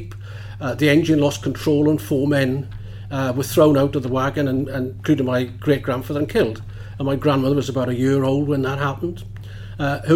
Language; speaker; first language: English; native; English